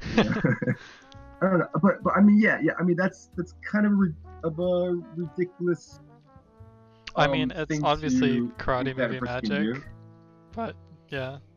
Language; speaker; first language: English; native; English